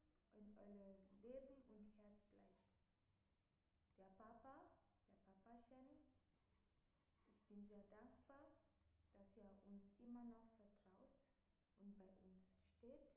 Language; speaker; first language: German; non-native, learner; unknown